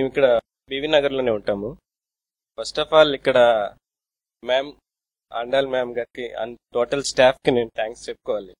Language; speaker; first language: Telugu; native; Telugu